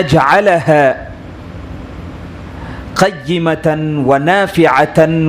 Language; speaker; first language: Arabic; non-native, fluent; Urdu